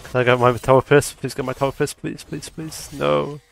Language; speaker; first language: English; native; English